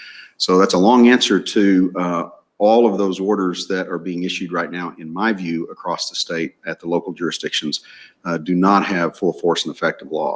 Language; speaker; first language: English; native; English